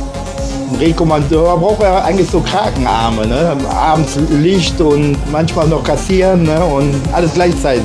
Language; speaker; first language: German; native; German